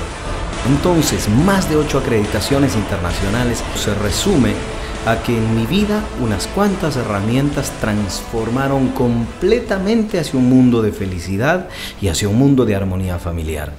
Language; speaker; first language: Spanish; native; Spanish